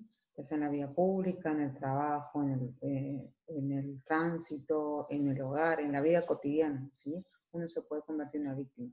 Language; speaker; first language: Spanish; native; Spanish